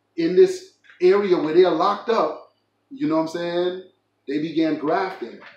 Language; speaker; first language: English; native; English